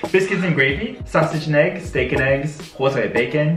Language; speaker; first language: English; native; English